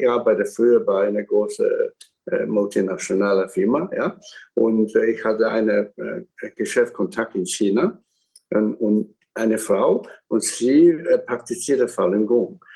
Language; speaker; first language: German; non-native, fluent; Chinese